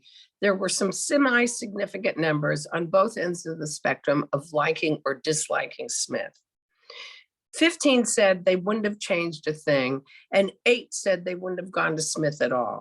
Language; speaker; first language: English; native; English